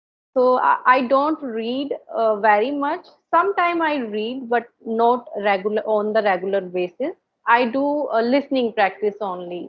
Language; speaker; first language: English; non-native, learner; Hindi